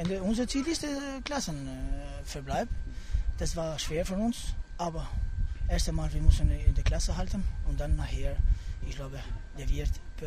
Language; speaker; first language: German; non-native, fluent; Albanian